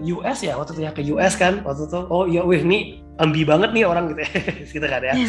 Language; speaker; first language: Indonesian; native; Indonesian